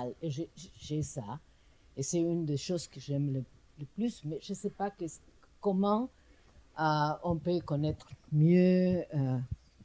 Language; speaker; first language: French; non-native, learner; English